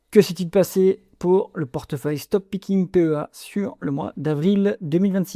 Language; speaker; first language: French; native; French